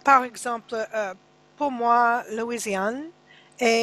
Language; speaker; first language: French; non-native, learner; English